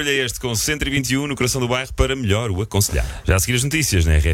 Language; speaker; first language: Portuguese; native; Portuguese